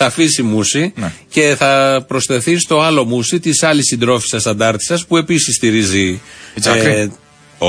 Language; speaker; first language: Greek; native; Greek